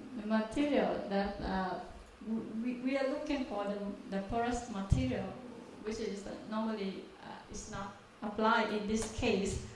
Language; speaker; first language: English; non-native, learner; Vietnamese